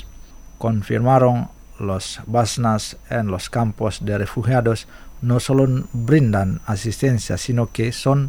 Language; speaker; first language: Spanish; non-native, fluent; Indonesian